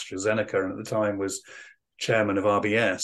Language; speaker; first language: English; native; English